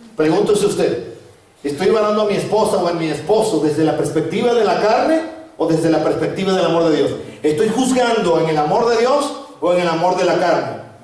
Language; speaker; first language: Spanish; native; Spanish